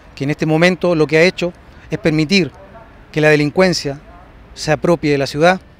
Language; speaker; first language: Spanish; native; Spanish